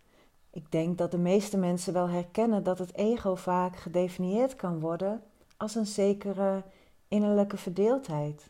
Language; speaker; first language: Dutch; native; Dutch